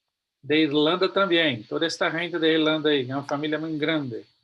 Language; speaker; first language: Portuguese; non-native, fluent; Spanish